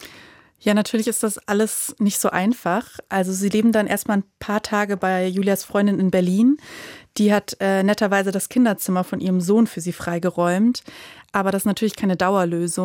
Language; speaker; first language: German; native; German